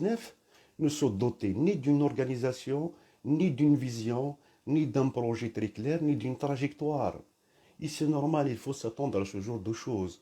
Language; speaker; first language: French; non-native, local second language; Kabyle